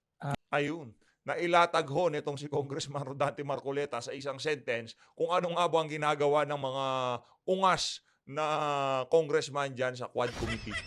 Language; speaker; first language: Filipino; native; Filipino